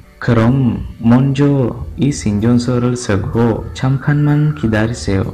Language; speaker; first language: Korean; non-native, fluent; Sinhala